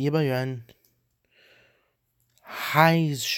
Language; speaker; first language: Chinese; non-native, learner; English